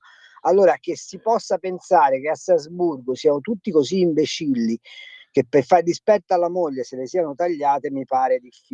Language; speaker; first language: Italian; native; Italian